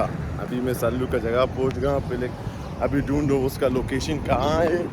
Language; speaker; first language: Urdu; non-native, learner; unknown